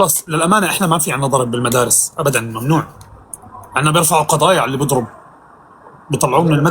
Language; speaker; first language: Arabic; native; Arabic